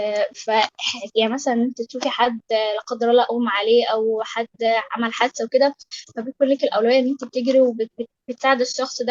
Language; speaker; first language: Arabic; native; Arabic